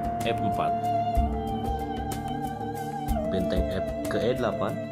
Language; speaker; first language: Indonesian; native; Indonesian